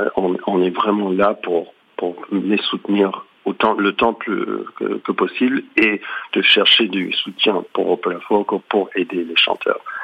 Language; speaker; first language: French; non-native, fluent; English